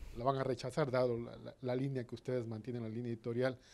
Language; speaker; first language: Spanish; native; Spanish